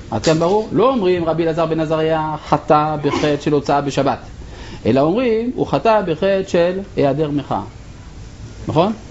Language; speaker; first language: Hebrew; non-native, fluent; French